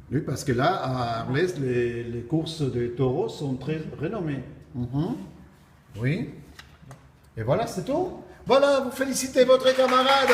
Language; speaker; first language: French; non-native, fluent; Spanish